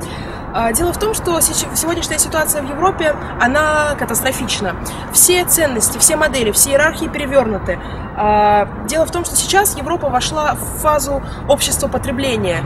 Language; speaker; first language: Russian; native; Russian